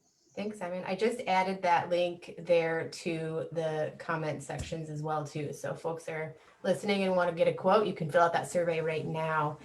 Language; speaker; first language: English; native; English